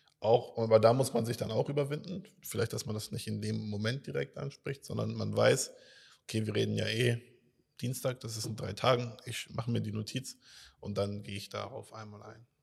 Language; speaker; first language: German; native; German